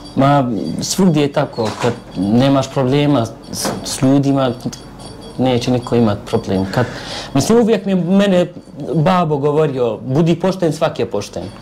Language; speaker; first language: Serbian; non-native, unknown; Arabic